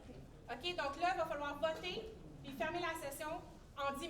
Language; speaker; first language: French; native; French